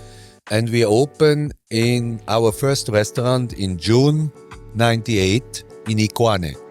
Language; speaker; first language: English; non-native, learner; German